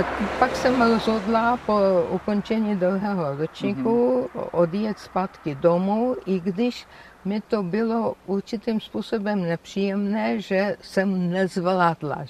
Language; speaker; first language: Czech; non-native, fluent; Georgian